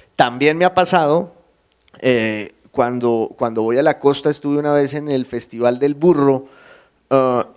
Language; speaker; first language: Spanish; native; Spanish